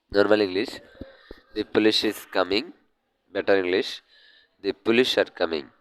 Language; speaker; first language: English; non-native, learner; Bangla